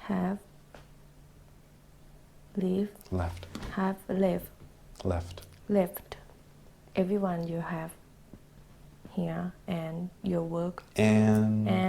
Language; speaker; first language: English; non-native, learner; Thai